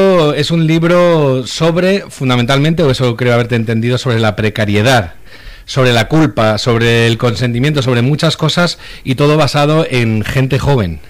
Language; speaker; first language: Spanish; native; Spanish